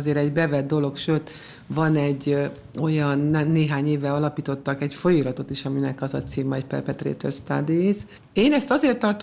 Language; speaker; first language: Hungarian; native; Hungarian